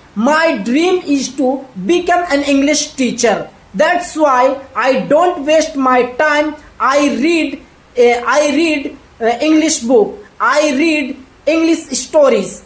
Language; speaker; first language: English; non-native, learner; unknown